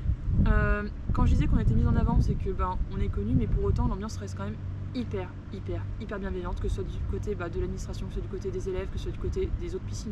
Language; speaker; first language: French; native; French